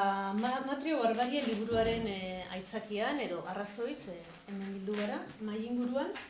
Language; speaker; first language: Basque; native; Basque